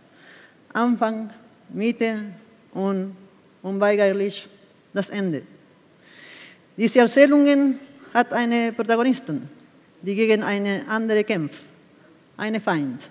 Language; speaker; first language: German; non-native, fluent; Spanish